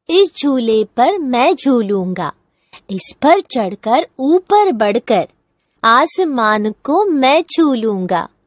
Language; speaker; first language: Hindi; non-native, local second language; Gujarati